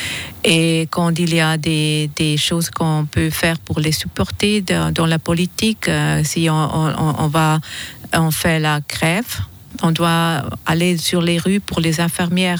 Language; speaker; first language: French; non-native, fluent; German